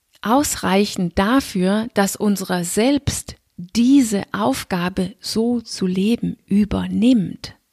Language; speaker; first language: German; non-native, fluent; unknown